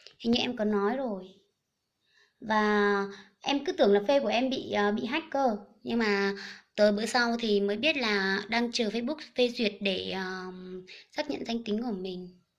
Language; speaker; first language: Vietnamese; non-native, local second language; Hmong